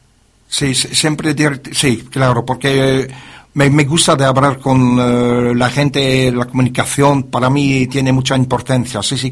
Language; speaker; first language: Spanish; non-native, learner; French